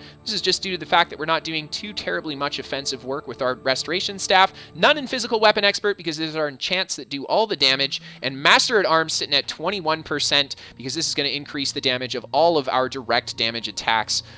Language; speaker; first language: English; native; English